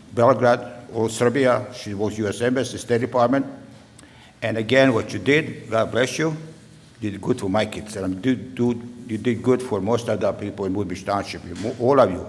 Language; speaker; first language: English; non-native, learner; Serbian